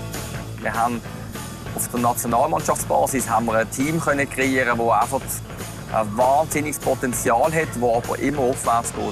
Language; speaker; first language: German; native; German